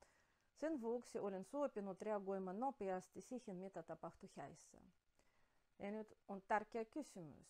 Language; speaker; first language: Finnish; non-native, fluent; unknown